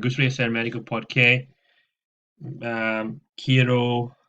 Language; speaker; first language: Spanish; non-native, fluent; English